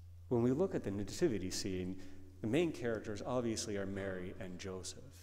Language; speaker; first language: English; native; English